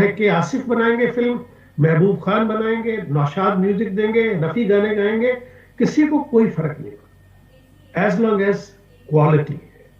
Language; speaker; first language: Hindi; non-native, local second language; Punjabi